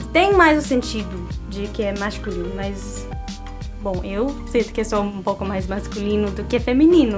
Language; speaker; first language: Portuguese; non-native, fluent; English